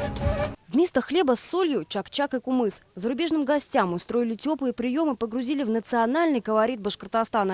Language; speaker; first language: Russian; native; Russian